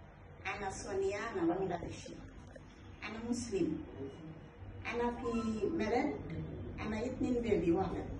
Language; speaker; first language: Arabic; non-native, learner; Bangla